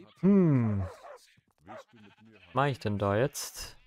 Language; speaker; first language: German; native; German